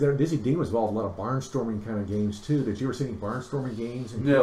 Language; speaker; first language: English; native; English